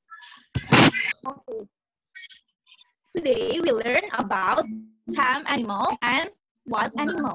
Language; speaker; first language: English; non-native, fluent; Indonesian